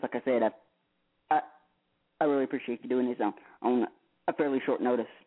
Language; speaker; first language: English; native; English